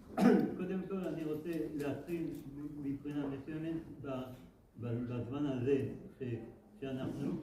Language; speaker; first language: Hebrew; non-native, fluent; French